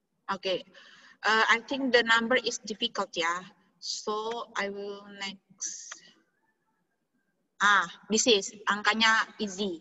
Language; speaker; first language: English; non-native, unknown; Indonesian